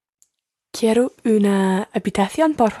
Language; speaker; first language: Spanish; non-native, learner; English